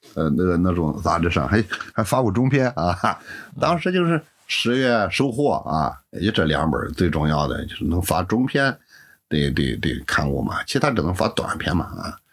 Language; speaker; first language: Chinese; native; Chinese